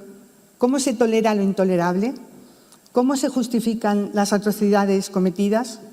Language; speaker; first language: Spanish; native; Spanish